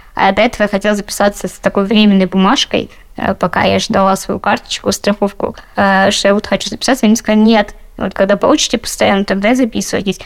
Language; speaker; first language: Russian; native; Russian